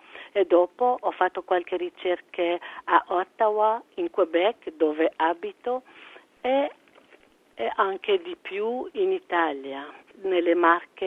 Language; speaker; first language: Italian; early bilingual, heritage; French